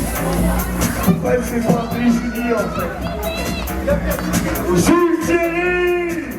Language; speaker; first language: French; native; French